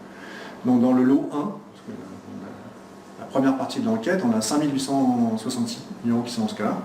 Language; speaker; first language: French; native; French